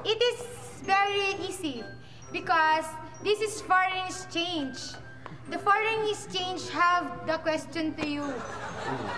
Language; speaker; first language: English; non-native, learner; Filipino